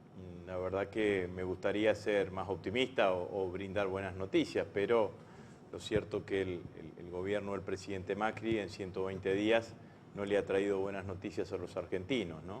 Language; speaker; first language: Spanish; native; Spanish